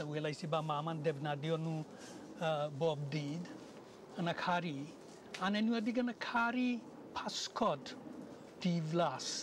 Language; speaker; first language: Welsh; non-native, fluent; Bangla